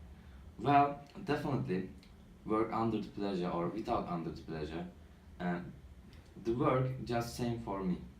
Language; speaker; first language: English; non-native, learner; Turkish